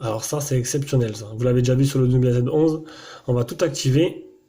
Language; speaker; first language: French; native; French